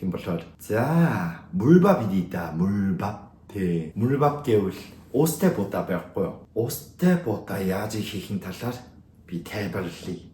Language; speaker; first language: Mongolian; non-native, learner; Korean